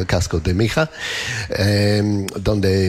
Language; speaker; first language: Spanish; non-native, learner; English